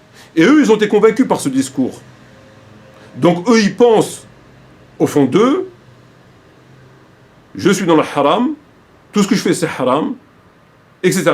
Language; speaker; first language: French; native; French